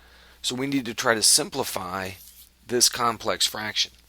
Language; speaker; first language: English; native; English